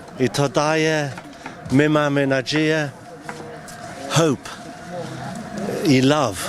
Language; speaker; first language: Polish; early bilingual, heritage; English